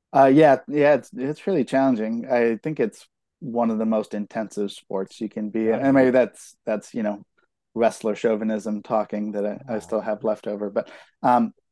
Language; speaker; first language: English; native; English